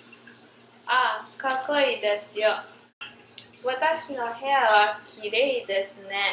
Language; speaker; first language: Japanese; non-native, learner; English